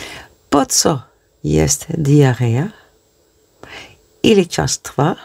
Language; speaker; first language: Polish; non-native, learner; Dutch